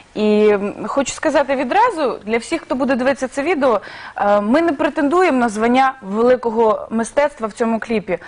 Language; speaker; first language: Ukrainian; native; Ukrainian